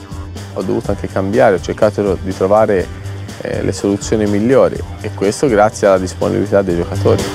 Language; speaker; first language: Italian; native; Italian